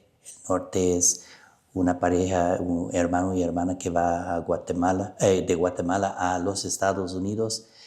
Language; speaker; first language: Spanish; non-native, fluent; English